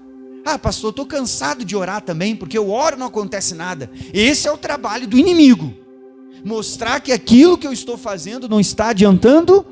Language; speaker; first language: Portuguese; native; Portuguese